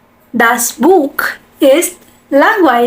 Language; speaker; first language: German; non-native, learner; Hindi